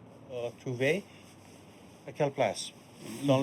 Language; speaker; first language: French; non-native, learner; English